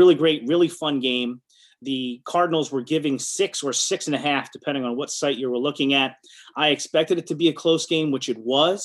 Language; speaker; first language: English; native; English